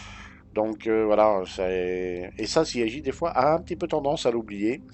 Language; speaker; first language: French; native; French